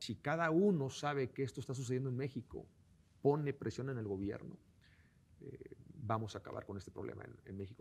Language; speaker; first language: Spanish; native; Spanish